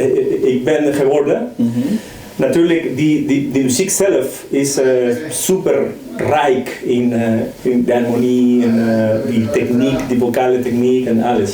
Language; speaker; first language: Dutch; non-native, fluent; Spanish